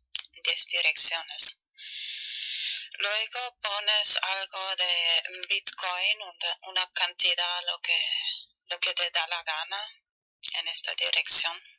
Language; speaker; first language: Spanish; non-native, fluent; German